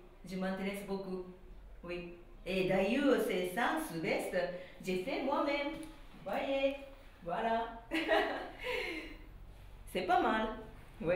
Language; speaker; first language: French; non-native, learner; Japanese